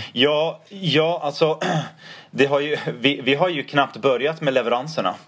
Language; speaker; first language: Swedish; non-native, fluent; English